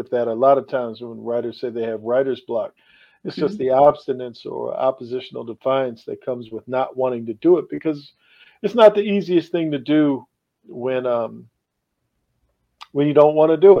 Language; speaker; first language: English; native; English